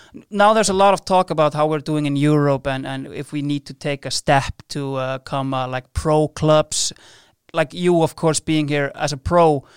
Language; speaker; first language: English; non-native, fluent; Icelandic